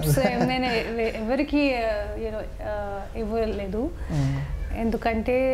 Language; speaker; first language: Telugu; non-native, local second language; Hindi